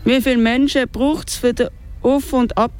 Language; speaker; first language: German; native; German